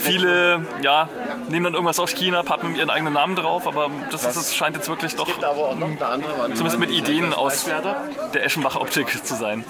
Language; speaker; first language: German; native; German